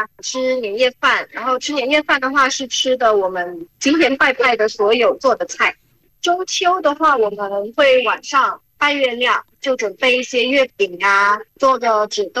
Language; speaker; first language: Chinese; non-native, fluent; Khmer